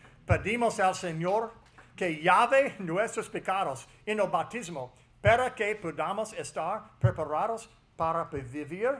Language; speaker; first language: Spanish; non-native, fluent; English